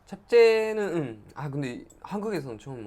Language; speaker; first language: Korean; non-native, learner; Japanese